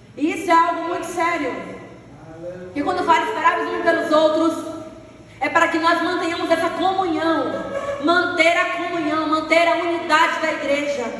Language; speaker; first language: Portuguese; native; Portuguese